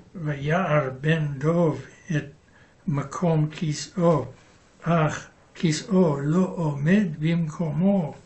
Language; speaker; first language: Hebrew; non-native, learner; English